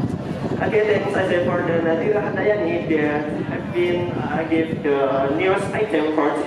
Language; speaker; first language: English; non-native, learner; Indonesian